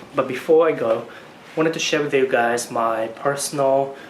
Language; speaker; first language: English; non-native, fluent; Japanese